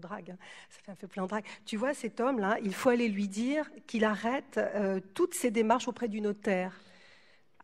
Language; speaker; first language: French; native; French